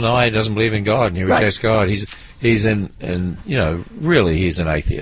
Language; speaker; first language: English; native; English